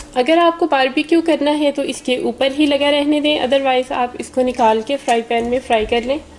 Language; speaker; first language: Urdu; native; Urdu